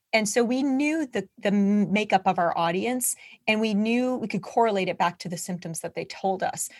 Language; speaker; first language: English; native; English